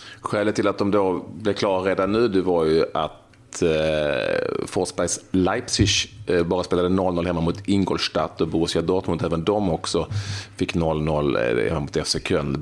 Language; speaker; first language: Swedish; native; Swedish